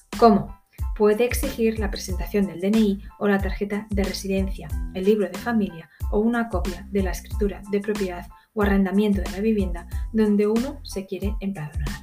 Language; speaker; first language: Spanish; native; Spanish